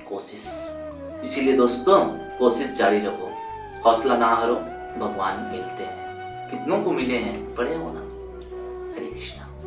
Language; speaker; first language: Hindi; non-native, local second language; Bangla